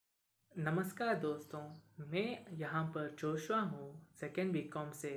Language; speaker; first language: Hindi; non-native, local second language; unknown